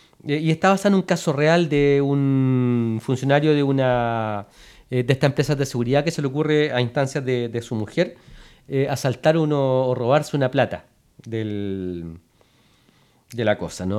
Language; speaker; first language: Spanish; native; Spanish